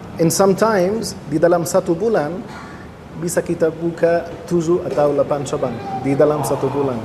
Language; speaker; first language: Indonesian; non-native, fluent; Arabic